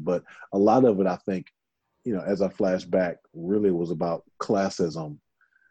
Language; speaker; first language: English; native; English